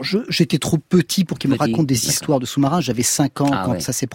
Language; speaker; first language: French; native; French